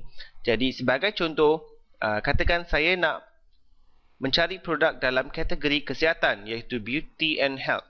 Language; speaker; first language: Malay; native; Malay